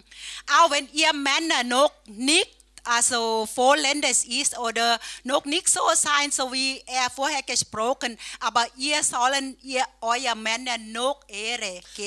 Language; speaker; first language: German; non-native, learner; Thai